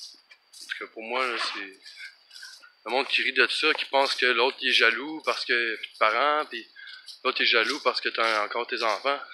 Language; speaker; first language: French; native; French